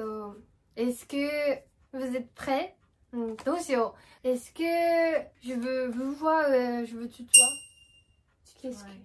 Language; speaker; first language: French; non-native, fluent; Japanese